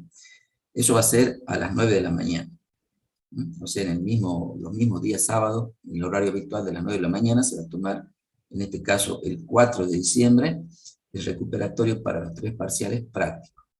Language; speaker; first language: Spanish; native; Spanish